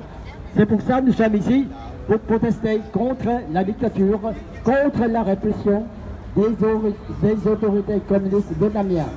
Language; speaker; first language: French; non-native, fluent; Vietnamese